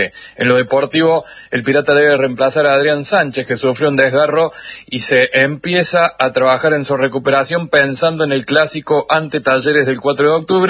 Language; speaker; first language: Spanish; native; Spanish